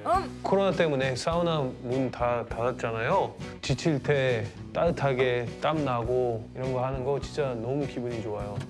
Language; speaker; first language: Korean; early bilingual, heritage; Korean